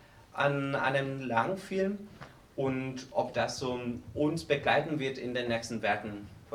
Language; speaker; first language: German; non-native, fluent; Spanish